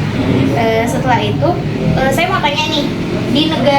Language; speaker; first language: Indonesian; native; Indonesian